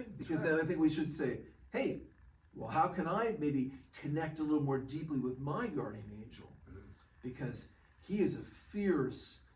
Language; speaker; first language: English; native; English